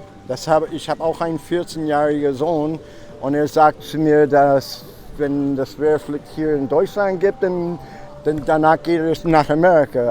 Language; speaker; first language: German; non-native, learner; English